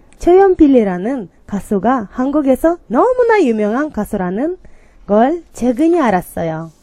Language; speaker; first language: Korean; non-native, learner; Kyrgyz